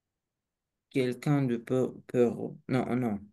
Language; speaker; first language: French; non-native, learner; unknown